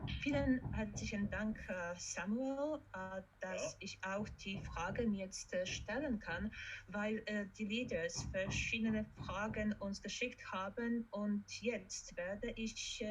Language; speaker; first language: German; non-native, fluent; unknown